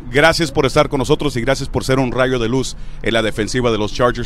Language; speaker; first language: Spanish; early bilingual, heritage; Spanish